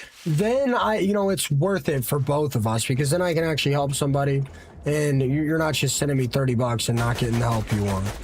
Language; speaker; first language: English; native; English